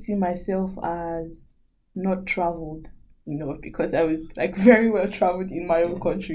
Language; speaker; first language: English; non-native, local second language; Yoruba